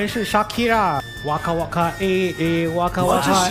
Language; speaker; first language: Chinese; non-native, fluent; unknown